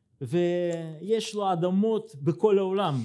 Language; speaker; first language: Hebrew; non-native, fluent; Russian